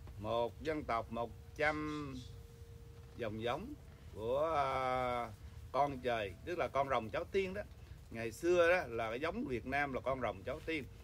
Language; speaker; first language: Vietnamese; early bilingual, heritage; Vietnamese